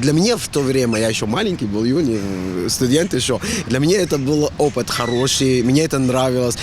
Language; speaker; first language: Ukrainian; non-native, learner; Arabic